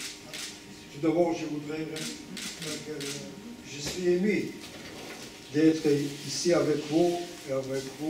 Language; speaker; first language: French; non-native, fluent; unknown